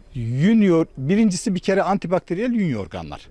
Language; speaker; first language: Turkish; native; Turkish